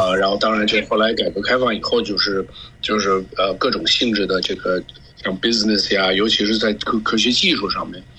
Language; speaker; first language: Chinese; early bilingual, other home language; English